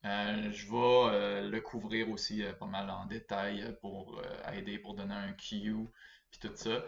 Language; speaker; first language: French; native; French